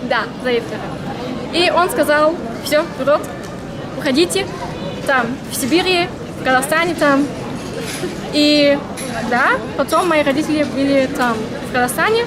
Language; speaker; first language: Russian; early bilingual, heritage; German